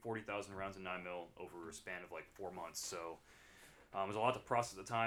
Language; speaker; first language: English; native; English